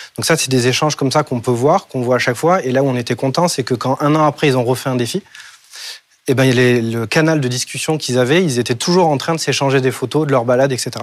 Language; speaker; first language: French; native; French